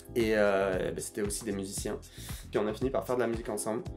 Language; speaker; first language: French; native; French